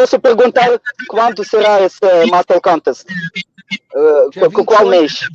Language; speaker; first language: Portuguese; non-native, fluent; Russian